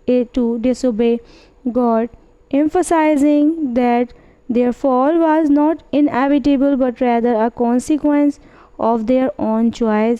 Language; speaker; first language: English; non-native, fluent; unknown